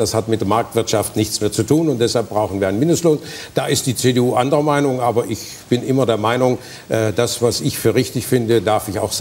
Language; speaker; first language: German; native; German